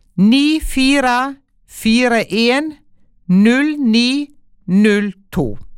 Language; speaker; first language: Norwegian; native; Norwegian